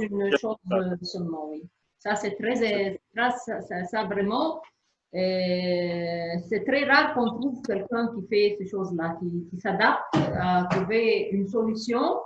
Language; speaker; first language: French; non-native, fluent; Arabic